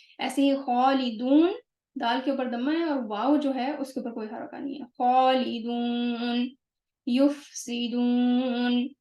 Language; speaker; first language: Urdu; native; Urdu